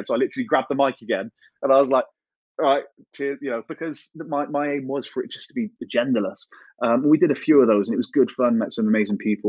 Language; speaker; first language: English; native; English